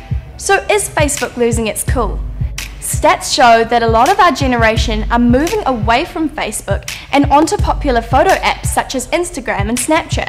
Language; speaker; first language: English; native; English